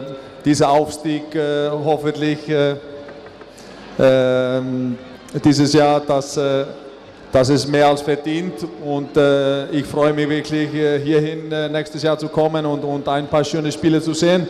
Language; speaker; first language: German; non-native, fluent; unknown